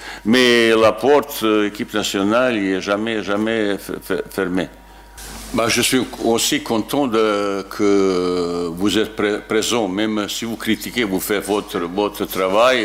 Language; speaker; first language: French; non-native, learner; Bosnian